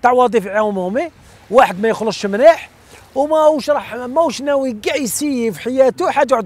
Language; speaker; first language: Arabic; native; Arabic